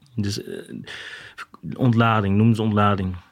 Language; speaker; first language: Dutch; native; Dutch